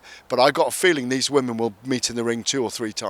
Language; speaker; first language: English; native; English